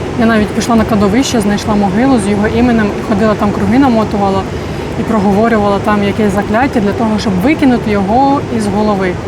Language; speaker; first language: Ukrainian; non-native, local second language; Russian